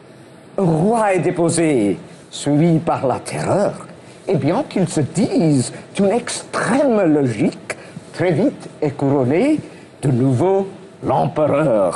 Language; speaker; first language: French; non-native, fluent; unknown